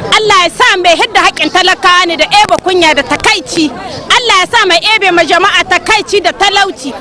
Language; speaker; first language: Hausa; native; Hausa